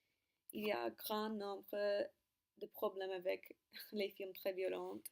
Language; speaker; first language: French; non-native, learner; English